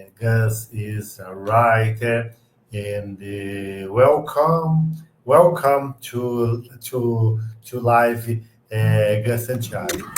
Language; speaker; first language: English; non-native, learner; Portuguese